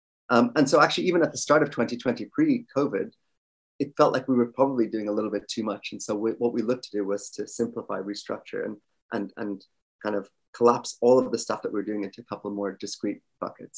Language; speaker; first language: English; native; English